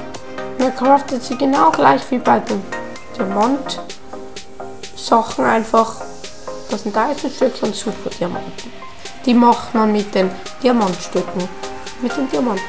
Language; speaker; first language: German; native; German